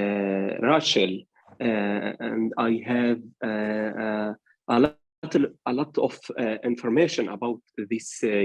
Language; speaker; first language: English; non-native, learner; Arabic